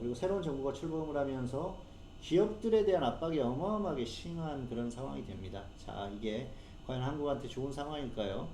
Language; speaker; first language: Korean; native; Korean